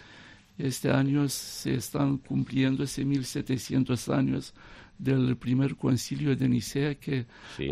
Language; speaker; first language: Spanish; non-native, fluent; Romanian